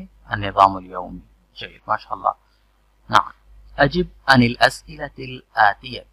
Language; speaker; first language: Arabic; non-native, fluent; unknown